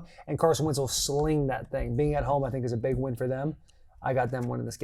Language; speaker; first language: English; native; English